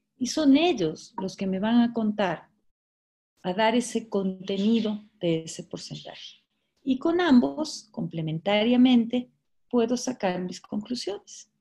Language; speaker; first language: Spanish; native; Spanish